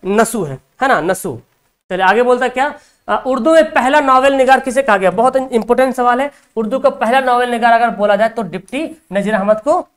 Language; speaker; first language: Hindi; native; Hindi